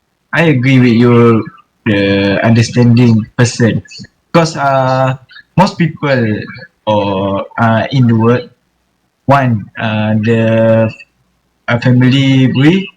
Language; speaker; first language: English; non-native, learner; Malay